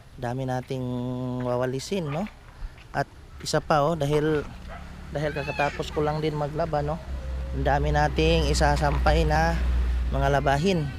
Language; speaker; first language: Filipino; non-native, local second language; Cebuano